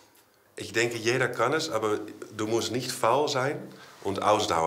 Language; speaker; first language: German; non-native, fluent; Dutch